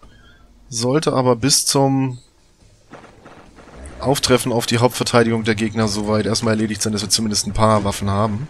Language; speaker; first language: German; native; German